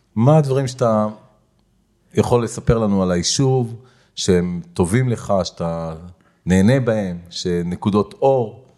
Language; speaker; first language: Hebrew; native; Hebrew